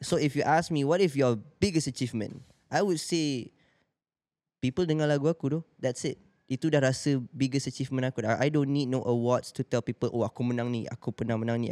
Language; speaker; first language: English; non-native, local second language; Malay